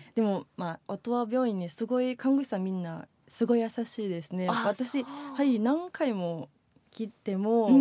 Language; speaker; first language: Japanese; non-native, learner; Indonesian